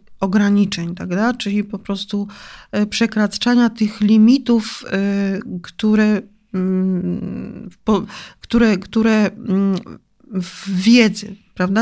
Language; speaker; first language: Polish; native; Polish